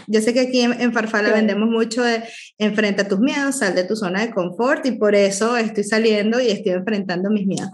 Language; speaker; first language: Spanish; native; Spanish